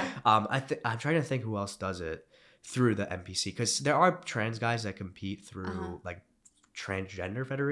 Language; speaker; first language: English; early bilingual, other home language; Romanian